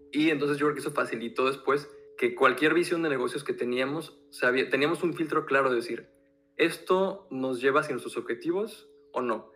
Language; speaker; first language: Spanish; native; Spanish